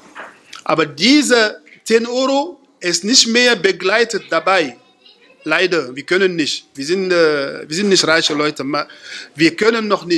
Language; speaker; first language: German; non-native, fluent; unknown